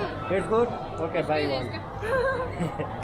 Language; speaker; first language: English; non-native, learner; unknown